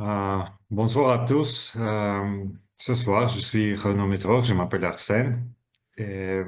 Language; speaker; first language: French; non-native, learner; Russian